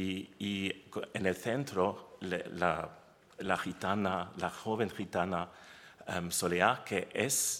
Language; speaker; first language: Spanish; non-native, learner; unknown